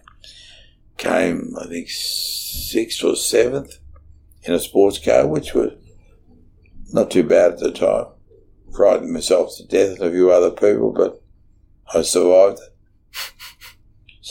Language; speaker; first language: English; native; English